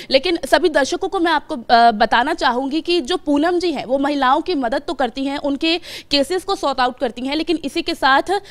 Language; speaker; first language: Hindi; native; Hindi